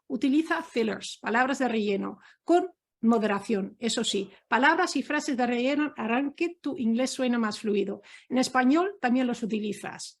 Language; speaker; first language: Spanish; non-native, fluent; Dutch